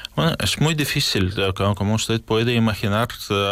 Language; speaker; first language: Spanish; non-native, fluent; Ukrainian